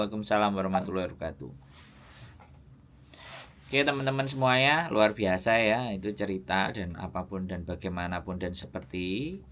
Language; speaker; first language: Indonesian; non-native, local second language; Javanese